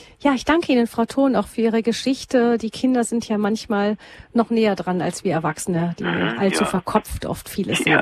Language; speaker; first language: German; native; German